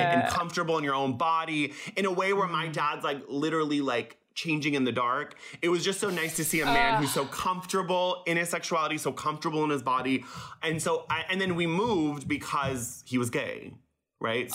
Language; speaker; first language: English; early bilingual, other home language; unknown